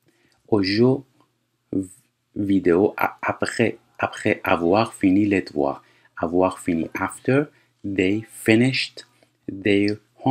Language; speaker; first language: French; non-native, fluent; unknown